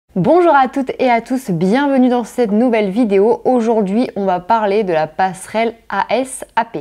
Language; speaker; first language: French; native; French